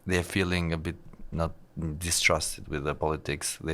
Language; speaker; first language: English; non-native, fluent; Albanian